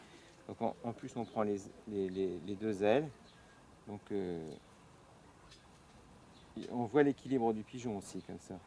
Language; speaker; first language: French; native; French